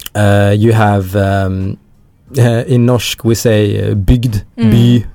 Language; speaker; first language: English; early bilingual, heritage; Tamil